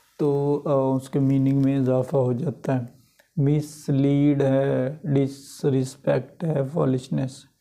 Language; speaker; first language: Urdu; native; Urdu